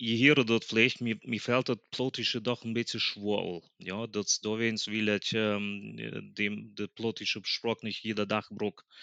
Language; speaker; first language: German; early bilingual, other home language; Plautdietsch